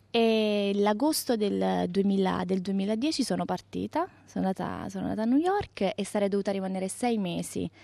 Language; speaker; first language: Italian; native; Italian